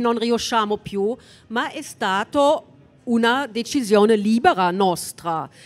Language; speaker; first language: Italian; non-native, fluent; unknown